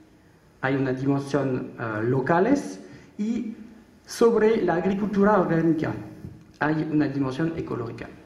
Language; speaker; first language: Spanish; non-native, learner; French